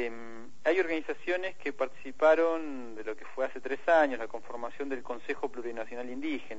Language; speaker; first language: Spanish; native; Spanish